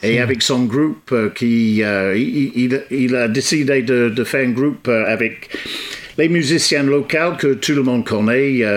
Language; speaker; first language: French; non-native, fluent; English